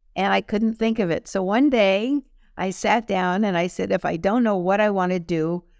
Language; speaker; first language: English; native; English